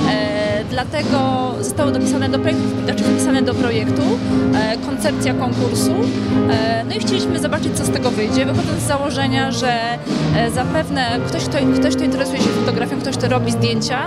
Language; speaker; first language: Polish; native; Polish